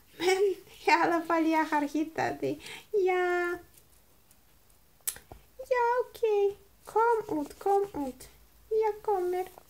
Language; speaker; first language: Swedish; non-native, learner; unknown